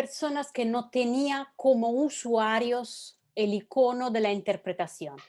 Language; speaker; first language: Spanish; non-native, fluent; Italian